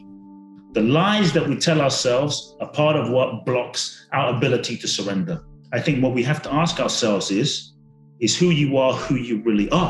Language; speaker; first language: English; native; English